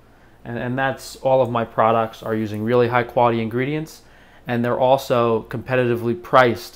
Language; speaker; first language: English; native; English